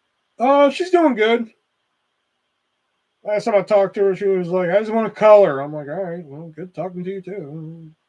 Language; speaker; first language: English; native; English